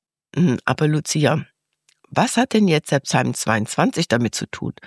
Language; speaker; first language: German; native; German